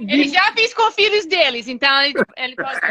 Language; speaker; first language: Portuguese; non-native, fluent; English